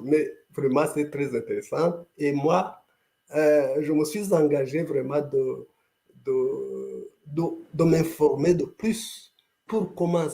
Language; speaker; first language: French; non-native, local second language; Kinyarwanda